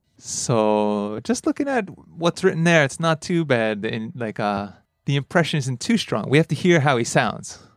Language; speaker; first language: English; native; English